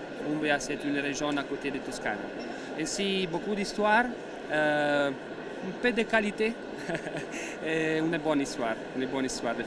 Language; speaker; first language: French; non-native, learner; Italian